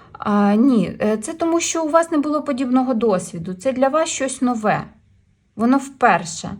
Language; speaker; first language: Ukrainian; non-native, local second language; Russian